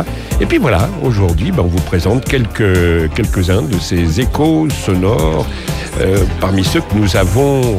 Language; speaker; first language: French; native; French